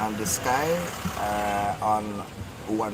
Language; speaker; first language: English; non-native, learner; Indonesian